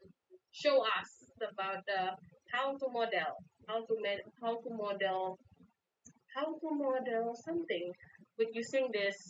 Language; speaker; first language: English; non-native, fluent; Indonesian